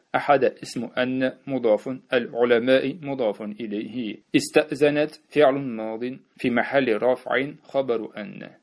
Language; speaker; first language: Arabic; non-native, fluent; Uzbek